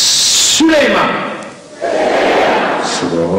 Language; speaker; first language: Japanese; non-native, learner; Turkish